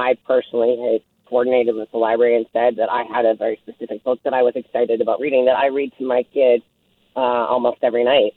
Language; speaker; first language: English; native; English